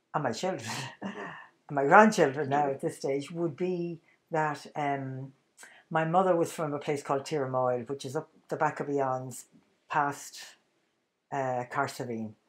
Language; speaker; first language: English; native; English